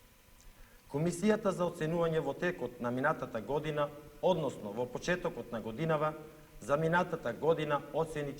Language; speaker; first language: Macedonian; native; Macedonian